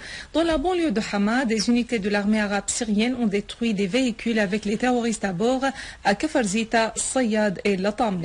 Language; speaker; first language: French; non-native, fluent; Arabic